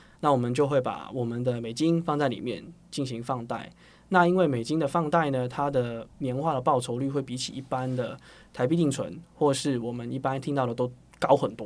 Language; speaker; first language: Chinese; non-native, local second language; Cantonese